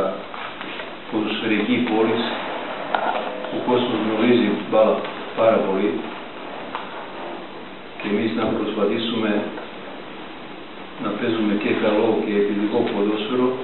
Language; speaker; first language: Greek; non-native, fluent; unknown